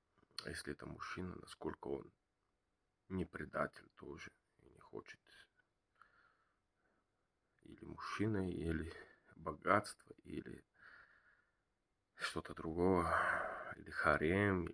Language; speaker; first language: Russian; non-native, learner; Bulgarian